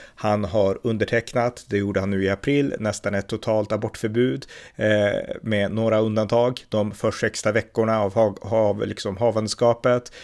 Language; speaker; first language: Swedish; native; Swedish